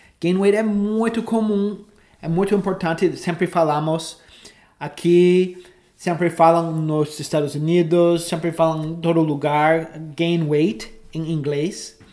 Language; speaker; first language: Portuguese; non-native, fluent; English